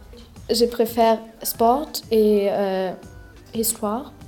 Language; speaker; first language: French; non-native, learner; German